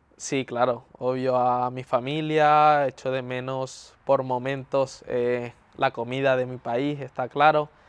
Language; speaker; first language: Spanish; native; Spanish